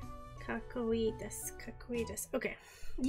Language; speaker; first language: Japanese; non-native, learner; English